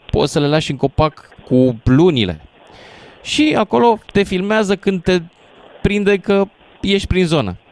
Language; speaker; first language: Romanian; native; Romanian